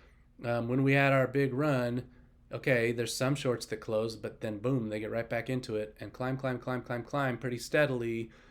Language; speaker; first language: English; native; English